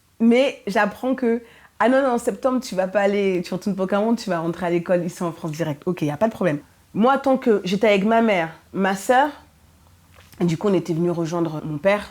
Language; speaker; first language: French; early bilingual, other home language; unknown